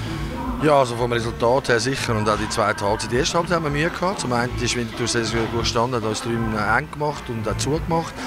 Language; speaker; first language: German; native; German